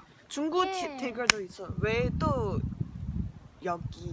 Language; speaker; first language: Korean; non-native, learner; Chinese